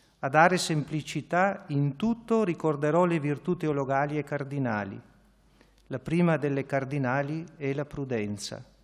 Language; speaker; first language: Italian; native; Italian